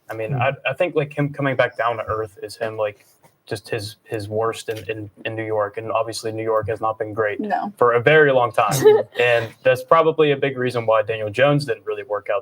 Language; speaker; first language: English; native; English